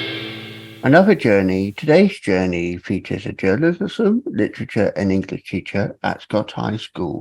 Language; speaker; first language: English; native; English